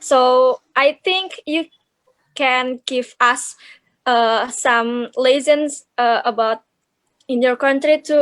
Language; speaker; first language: English; non-native, learner; Indonesian